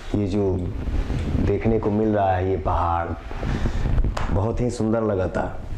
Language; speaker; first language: Hindi; non-native, local second language; Bhojpuri